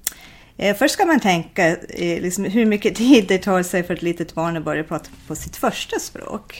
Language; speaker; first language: Swedish; non-native, fluent; English